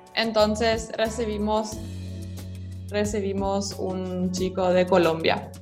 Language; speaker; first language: Spanish; non-native, fluent; German